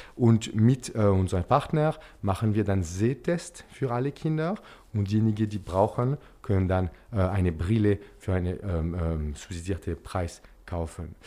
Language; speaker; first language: German; non-native, local second language; French